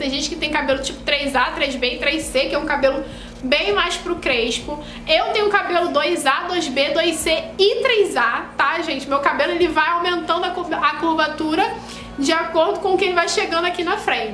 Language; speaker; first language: Portuguese; native; Portuguese